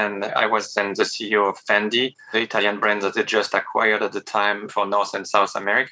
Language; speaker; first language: English; non-native, fluent; French